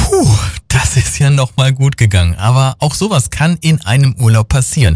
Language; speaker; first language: German; native; German